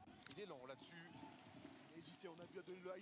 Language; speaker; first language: French; native; French